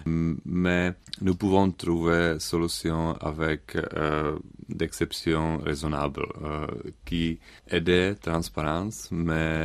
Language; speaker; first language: French; non-native, learner; Czech